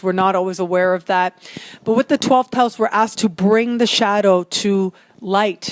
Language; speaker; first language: English; native; English